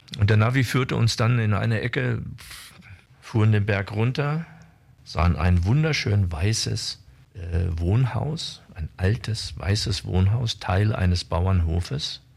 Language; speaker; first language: German; native; German